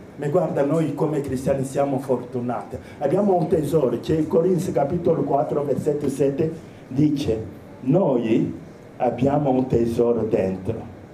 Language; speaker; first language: Italian; non-native, fluent; Romanian